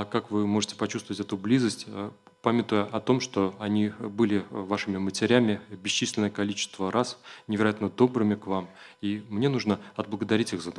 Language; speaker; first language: Russian; native; Russian